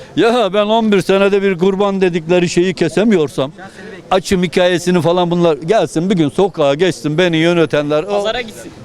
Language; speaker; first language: Turkish; native; Turkish